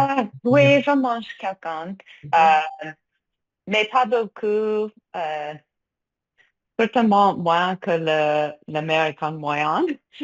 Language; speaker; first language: French; non-native, fluent; English